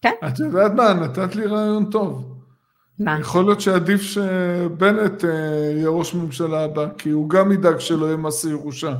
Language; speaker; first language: Hebrew; native; Hebrew